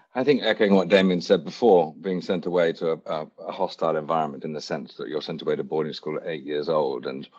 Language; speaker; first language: English; native; English